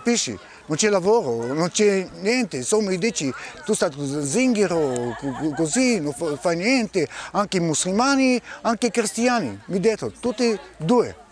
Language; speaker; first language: Italian; non-native, learner; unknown